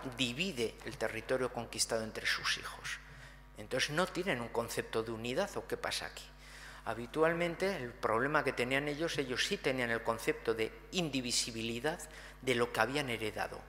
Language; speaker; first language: Spanish; native; Spanish